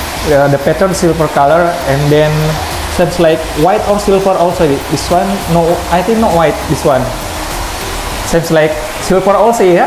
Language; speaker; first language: English; non-native, learner; Indonesian